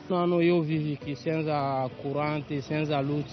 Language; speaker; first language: Italian; non-native, learner; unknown